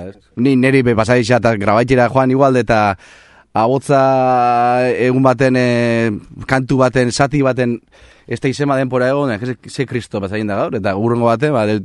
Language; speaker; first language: Basque; native; Basque